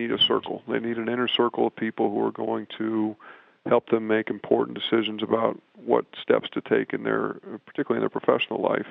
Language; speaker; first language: English; native; English